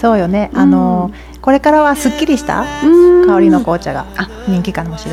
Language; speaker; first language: Japanese; native; Japanese